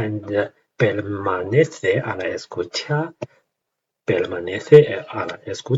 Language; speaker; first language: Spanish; non-native, learner; Chinese